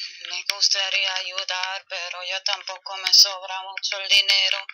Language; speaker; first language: Spanish; non-native, learner; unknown